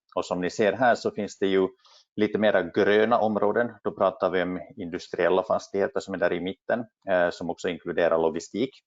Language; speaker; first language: Swedish; native; Swedish